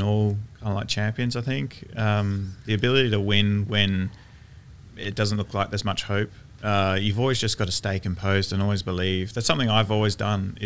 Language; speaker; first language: English; native; English